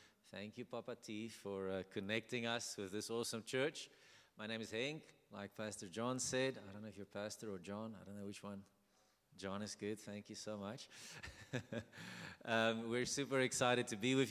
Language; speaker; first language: English; non-native, local second language; Afrikaans